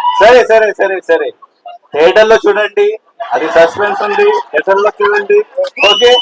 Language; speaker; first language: Telugu; non-native, local second language; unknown